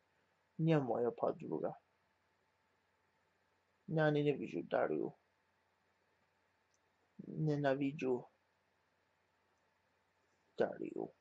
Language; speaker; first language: Polish; non-native, learner; English